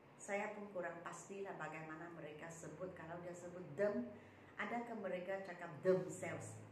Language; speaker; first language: Malay; native; Malay